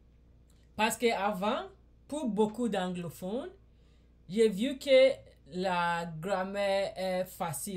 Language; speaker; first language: French; non-native, learner; English